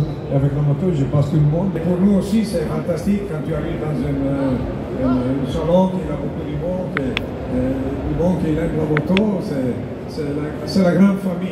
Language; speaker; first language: French; non-native, learner; Italian